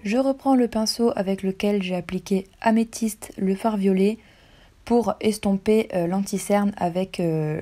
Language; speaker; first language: French; native; French